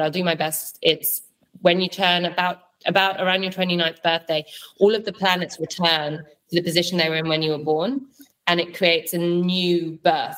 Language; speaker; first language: English; native; English